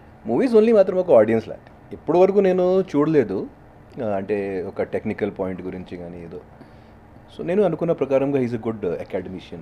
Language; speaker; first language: Telugu; non-native, local second language; Hindi